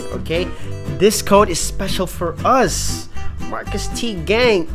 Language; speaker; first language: English; non-native, local second language; Filipino